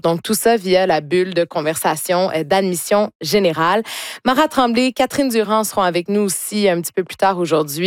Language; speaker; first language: French; native; French